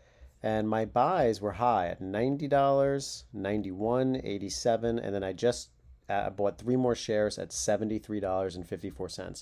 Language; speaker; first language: English; native; English